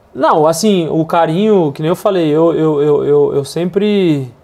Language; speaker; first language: Portuguese; native; Portuguese